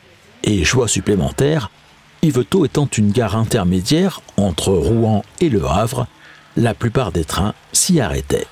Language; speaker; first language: French; native; French